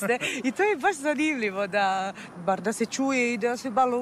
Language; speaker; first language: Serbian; non-native, fluent; Italian